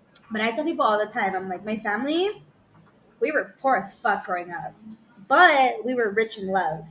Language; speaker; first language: English; early bilingual, other home language; Spanish